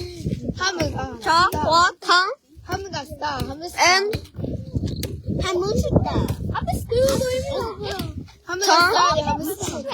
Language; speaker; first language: Japanese; native; Japanese